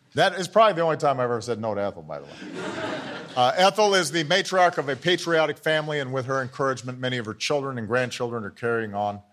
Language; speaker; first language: English; native; English